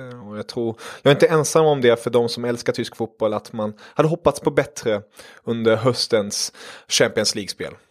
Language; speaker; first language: Swedish; early bilingual, other home language; German